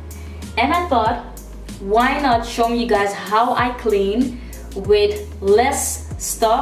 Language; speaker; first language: English; non-native, fluent; Dutch